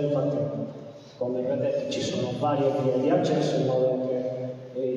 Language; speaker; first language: Italian; native; Italian